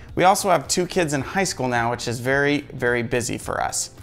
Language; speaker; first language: English; native; English